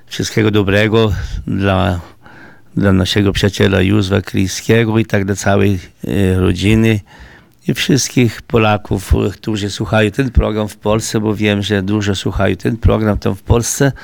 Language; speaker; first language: Polish; early bilingual, heritage; Polish